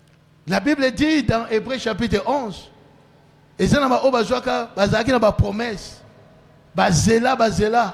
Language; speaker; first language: French; non-native, local second language; Lingala